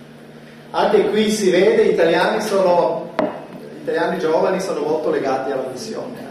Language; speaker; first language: Italian; non-native, fluent; German